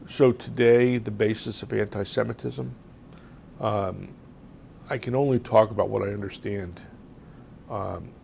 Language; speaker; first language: English; native; English